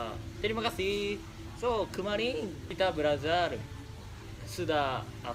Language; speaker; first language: Indonesian; non-native, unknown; Japanese